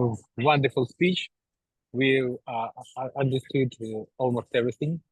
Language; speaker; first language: English; non-native, learner; Ukrainian